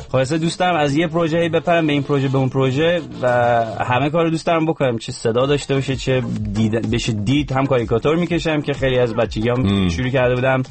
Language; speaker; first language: Persian; native; Persian